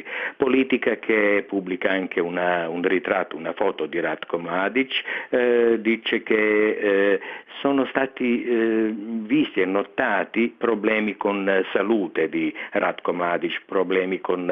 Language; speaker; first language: Italian; non-native, fluent; Serbian